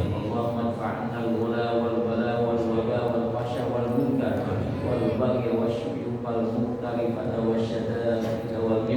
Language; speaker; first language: Indonesian; native; Indonesian